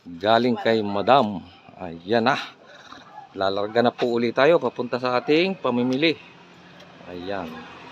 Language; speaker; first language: Filipino; native; Filipino